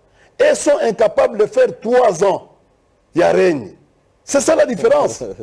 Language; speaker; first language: French; non-native, local second language; Lingala